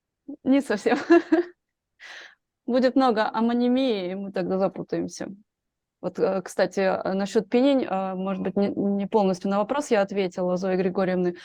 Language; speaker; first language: Russian; native; Russian